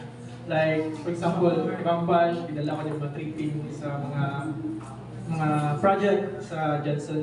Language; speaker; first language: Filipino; non-native, local second language; Cebuano